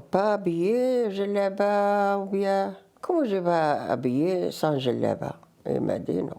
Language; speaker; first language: French; non-native, learner; Riffian